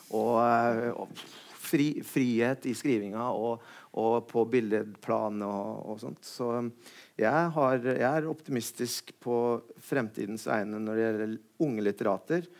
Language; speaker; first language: Norwegian; native; Norwegian